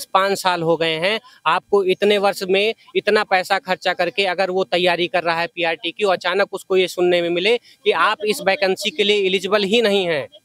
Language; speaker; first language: Hindi; native; Hindi